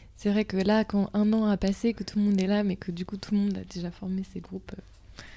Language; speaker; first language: French; native; French